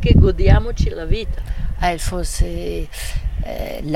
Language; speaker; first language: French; non-native, learner; Italian